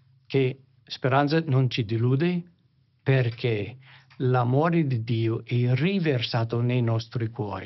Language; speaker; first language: Italian; non-native, fluent; English